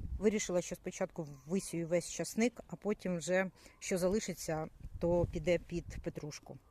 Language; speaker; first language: Ukrainian; native; Ukrainian